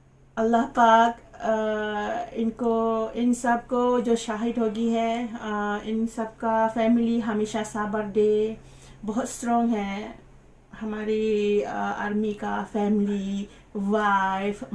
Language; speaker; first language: Hindi; non-native, learner; Malay